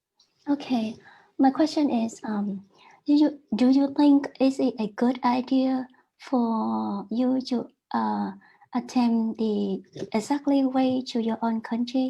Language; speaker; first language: English; non-native, learner; Vietnamese